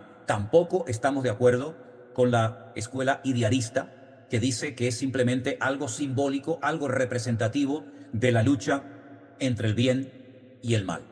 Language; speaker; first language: Spanish; native; Spanish